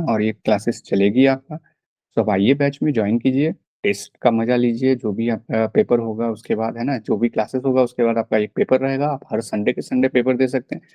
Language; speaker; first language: Hindi; non-native, local second language; Bangla